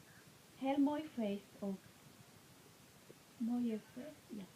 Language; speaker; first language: Dutch; non-native, learner; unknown